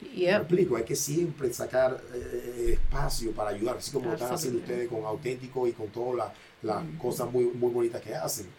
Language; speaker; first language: English; non-native, fluent; Spanish